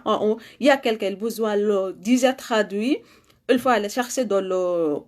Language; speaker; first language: French; non-native, learner; Arabic